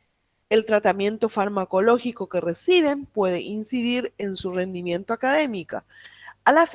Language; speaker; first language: Spanish; native; Spanish